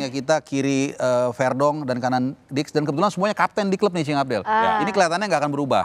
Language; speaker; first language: Indonesian; native; Indonesian